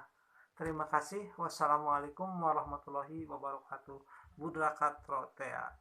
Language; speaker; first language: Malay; non-native, local second language; Sundanese